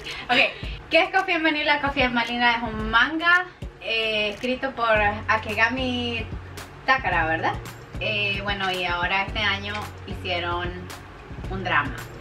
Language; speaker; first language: Spanish; native; Spanish